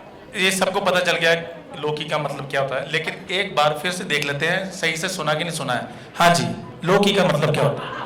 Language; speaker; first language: Hindi; native; Hindi